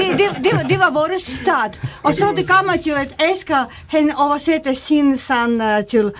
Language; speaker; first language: Danish; non-native, learner; Ukrainian